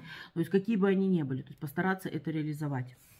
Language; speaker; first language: Russian; native; Russian